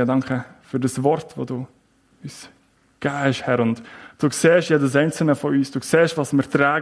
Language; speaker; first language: German; native; German